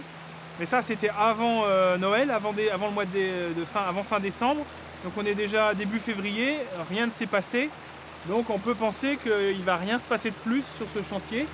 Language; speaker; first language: French; native; French